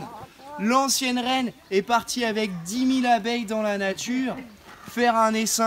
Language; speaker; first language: French; native; French